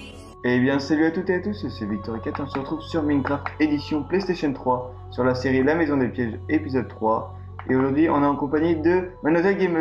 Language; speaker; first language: French; native; French